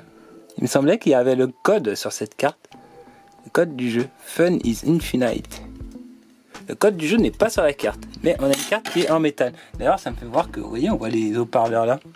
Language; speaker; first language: French; native; French